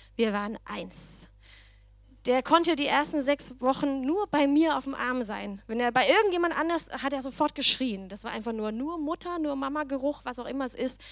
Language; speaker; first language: German; non-native, fluent; Danish